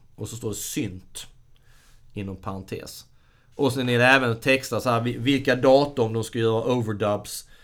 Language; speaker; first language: Swedish; native; Swedish